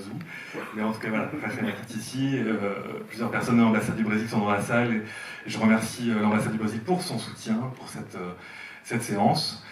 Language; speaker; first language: French; native; French